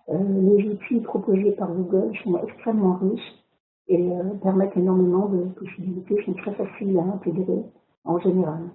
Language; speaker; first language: French; native; French